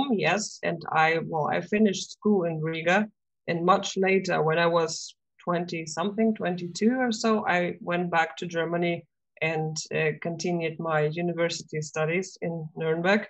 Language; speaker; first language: English; non-native, fluent; Russian